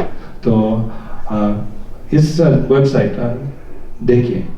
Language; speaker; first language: Hindi; non-native, learner; English